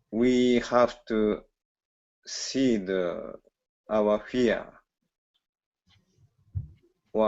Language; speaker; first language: English; non-native, learner; Japanese